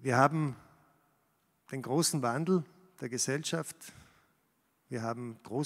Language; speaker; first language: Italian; non-native, local second language; German